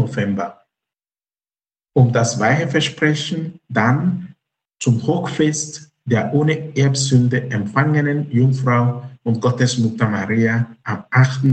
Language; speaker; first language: German; non-native, fluent; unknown